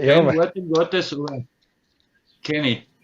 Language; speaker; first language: German; native; German